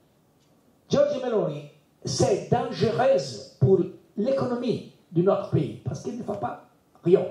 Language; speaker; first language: French; non-native, learner; Italian